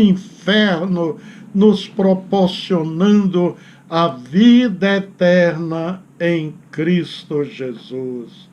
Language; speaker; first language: Portuguese; native; Portuguese